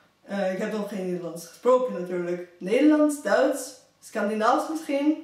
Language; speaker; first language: Dutch; non-native, fluent; Bulgarian